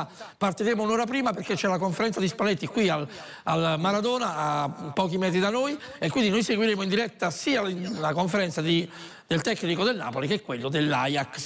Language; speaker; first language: Italian; native; Italian